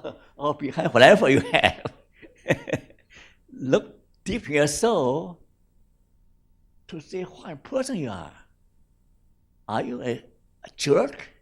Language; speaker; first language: English; non-native, fluent; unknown